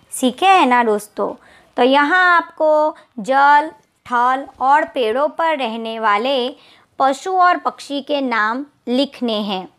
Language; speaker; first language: Hindi; non-native, local second language; Gujarati